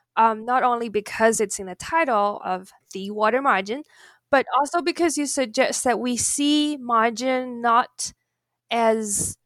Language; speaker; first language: English; non-native, fluent; Chinese